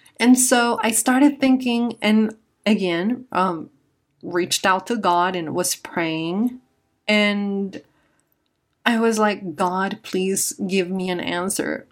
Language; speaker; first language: English; non-native, fluent; Spanish